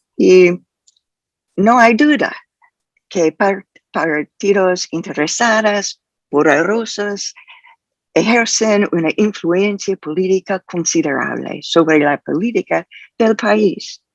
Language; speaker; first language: Spanish; non-native, fluent; English